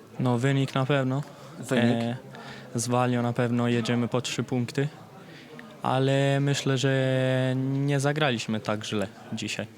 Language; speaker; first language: Polish; early bilingual, heritage; Polish